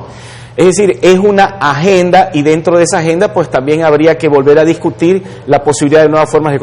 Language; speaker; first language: Spanish; native; Spanish